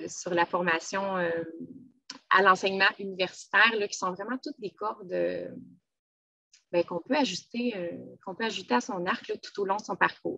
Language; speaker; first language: French; native; French